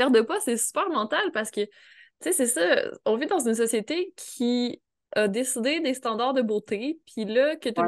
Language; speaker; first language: French; native; French